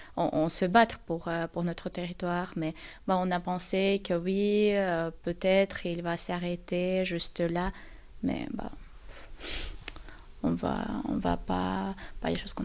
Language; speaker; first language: French; non-native, fluent; Ukrainian